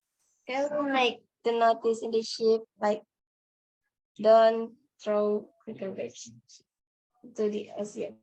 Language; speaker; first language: English; non-native, learner; Indonesian